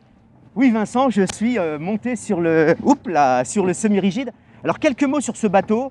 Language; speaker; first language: French; native; French